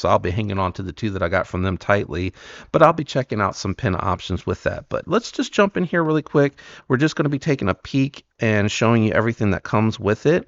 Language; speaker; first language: English; native; English